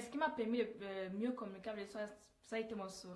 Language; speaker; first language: French; non-native, local second language; Sango